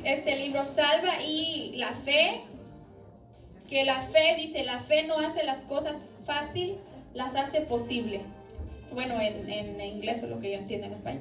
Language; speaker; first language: Spanish; native; Spanish